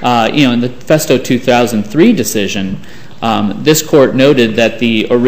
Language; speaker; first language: English; native; English